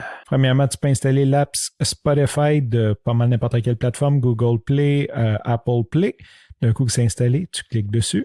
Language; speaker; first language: French; native; French